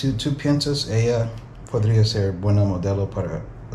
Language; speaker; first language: Spanish; non-native, learner; English